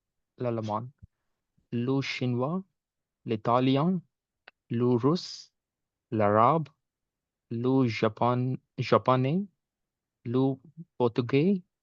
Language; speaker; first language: French; non-native, learner; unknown